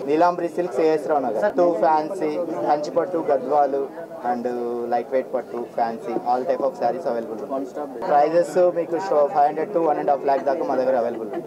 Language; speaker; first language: Telugu; native; Telugu